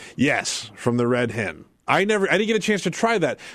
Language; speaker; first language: English; native; English